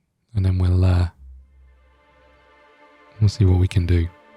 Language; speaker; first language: English; native; English